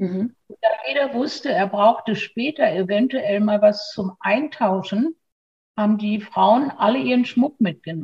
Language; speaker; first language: German; native; German